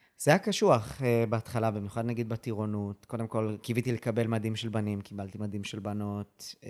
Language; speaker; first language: Hebrew; early bilingual, other home language; English